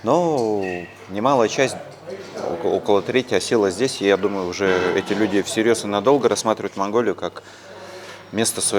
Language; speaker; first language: Russian; native; Russian